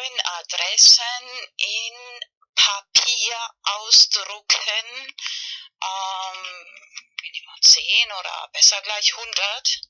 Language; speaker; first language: German; non-native, fluent; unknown